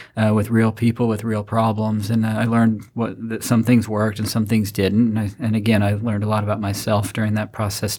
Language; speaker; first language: English; native; English